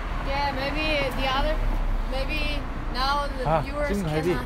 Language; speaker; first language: English; non-native, fluent; Korean